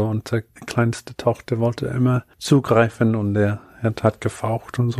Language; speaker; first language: German; non-native, fluent; Bulgarian